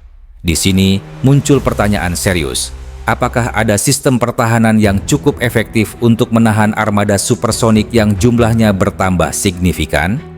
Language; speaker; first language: Indonesian; native; Indonesian